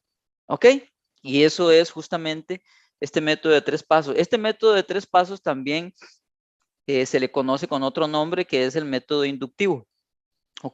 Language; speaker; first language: Spanish; native; Spanish